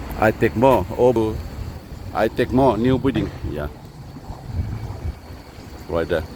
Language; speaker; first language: English; non-native, learner; Lao